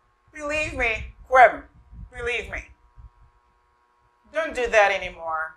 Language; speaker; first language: English; non-native, fluent; Haitian Creole